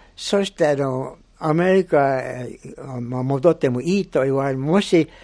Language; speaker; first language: Japanese; non-native, fluent; English